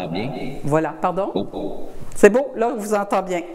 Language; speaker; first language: French; native; French